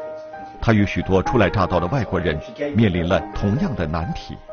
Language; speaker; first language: Chinese; native; Chinese